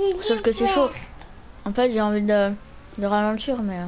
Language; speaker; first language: French; native; French